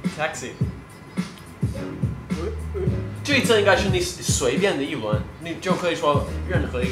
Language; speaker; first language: Chinese; non-native, fluent; English